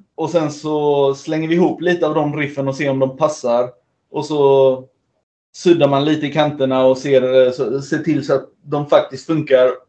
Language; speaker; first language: Swedish; early bilingual, other home language; Spanish